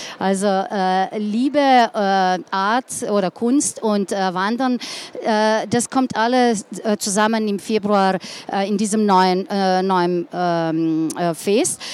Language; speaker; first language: German; non-native, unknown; Slovenian